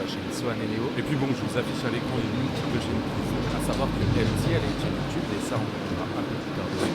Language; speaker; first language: French; native; French